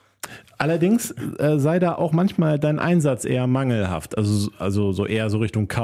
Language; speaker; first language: German; native; German